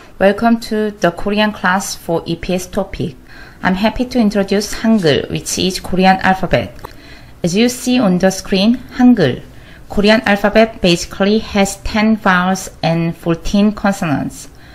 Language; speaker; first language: English; non-native, fluent; Korean